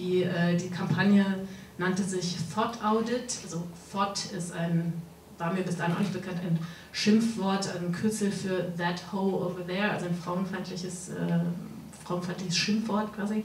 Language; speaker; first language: German; native; German